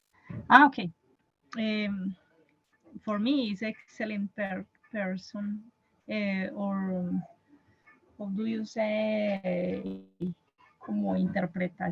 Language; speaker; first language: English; non-native, learner; Spanish